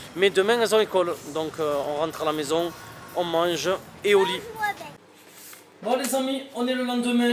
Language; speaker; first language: French; native; French